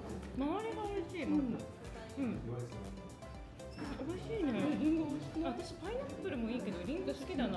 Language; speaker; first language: Japanese; native; Japanese